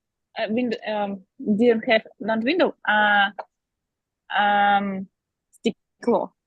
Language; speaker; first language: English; non-native, learner; Russian